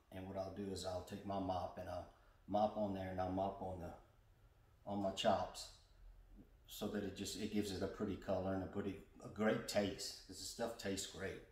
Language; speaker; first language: English; native; English